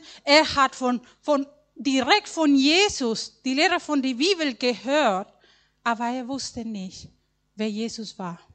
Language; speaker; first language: German; non-native, learner; Spanish